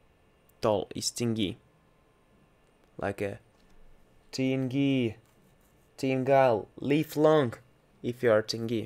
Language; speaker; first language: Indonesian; non-native, learner; Russian